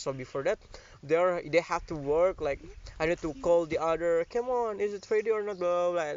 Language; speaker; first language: English; non-native, learner; Indonesian